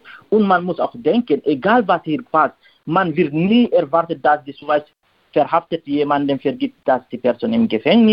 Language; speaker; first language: German; non-native, learner; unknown